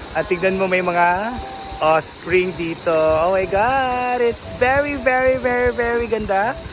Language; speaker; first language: Filipino; non-native, local second language; Cebuano